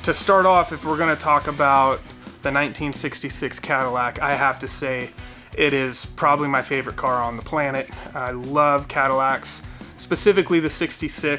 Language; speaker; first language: English; native; English